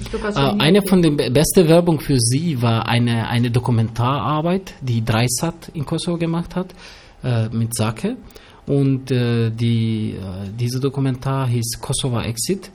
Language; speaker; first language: German; early bilingual, other home language; Albanian